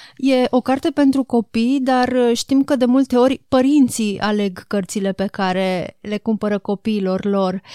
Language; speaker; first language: Romanian; native; Romanian